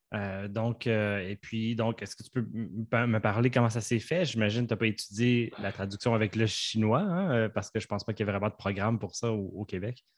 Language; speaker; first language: French; native; French